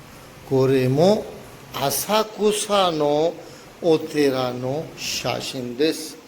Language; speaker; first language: Japanese; non-native, fluent; Urdu